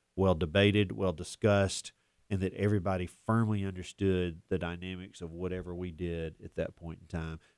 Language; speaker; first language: English; native; English